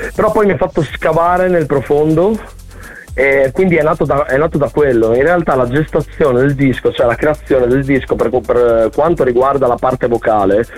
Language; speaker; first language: Italian; native; Italian